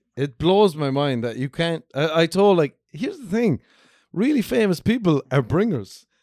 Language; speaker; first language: English; native; English